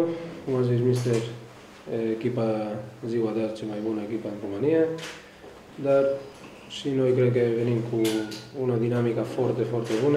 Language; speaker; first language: Romanian; non-native, learner; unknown